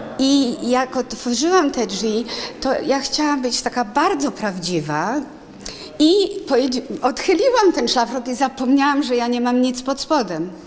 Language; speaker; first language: Polish; early bilingual, heritage; Polish